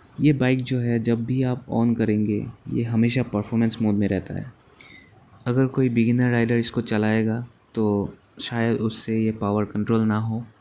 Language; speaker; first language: Hindi; non-native, local second language; Assamese